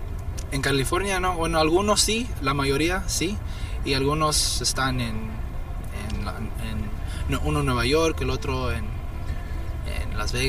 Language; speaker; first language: Spanish; early bilingual, heritage; Spanish